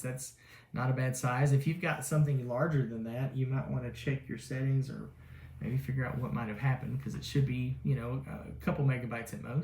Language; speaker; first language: English; native; English